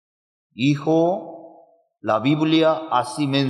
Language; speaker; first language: Spanish; non-native, fluent; Korean